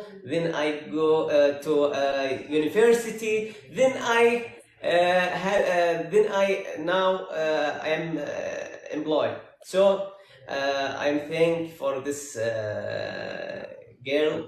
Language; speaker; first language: English; non-native, learner; Arabic